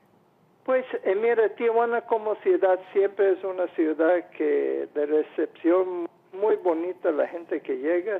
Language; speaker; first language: Spanish; non-native, fluent; English